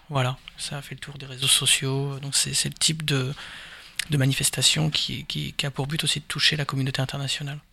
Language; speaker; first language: French; native; French